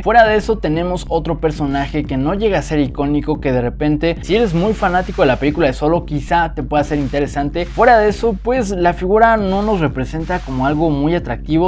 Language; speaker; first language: Spanish; native; Spanish